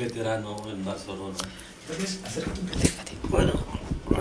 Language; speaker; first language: Spanish; non-native, fluent; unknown